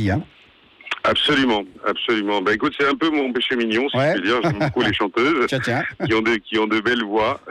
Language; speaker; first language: French; native; French